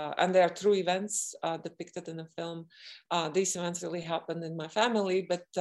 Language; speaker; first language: English; non-native, fluent; Latvian